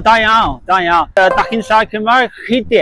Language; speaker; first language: Welsh; non-native, learner; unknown